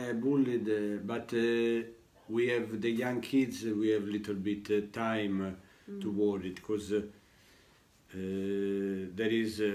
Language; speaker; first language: English; non-native, learner; Italian